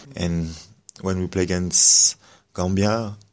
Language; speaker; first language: English; non-native, learner; French